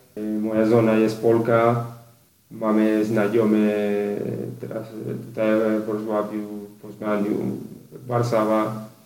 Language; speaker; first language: Polish; non-native, learner; Spanish